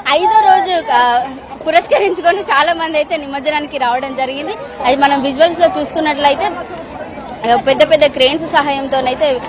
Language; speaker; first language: Telugu; native; Telugu